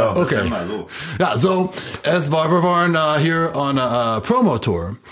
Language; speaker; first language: German; non-native, fluent; English